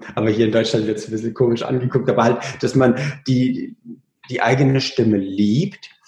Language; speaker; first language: German; early bilingual, other home language; Italian